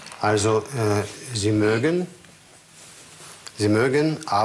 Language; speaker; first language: German; non-native, fluent; Russian